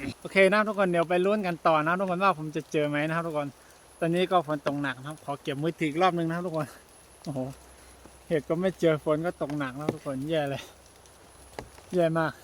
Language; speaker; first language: Thai; non-native, local second language; Shan